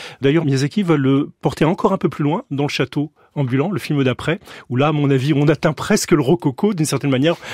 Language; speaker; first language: French; native; French